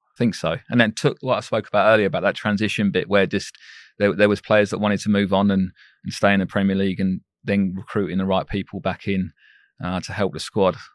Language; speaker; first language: English; native; English